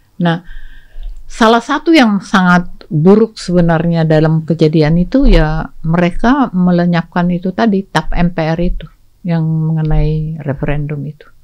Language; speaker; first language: Indonesian; native; Indonesian